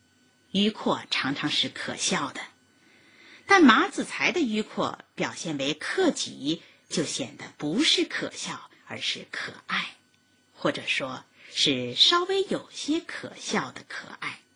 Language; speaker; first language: Chinese; native; Chinese